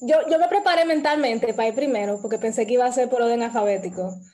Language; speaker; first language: Spanish; early bilingual, heritage; Spanish